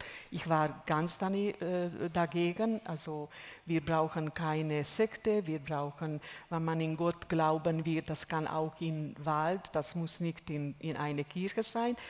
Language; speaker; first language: German; non-native, fluent; Hungarian